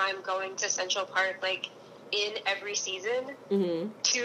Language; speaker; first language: English; native; English